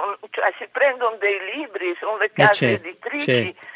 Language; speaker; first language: Italian; native; Italian